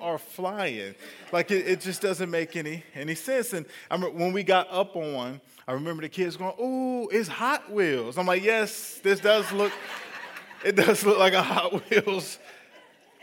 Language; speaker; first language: English; native; English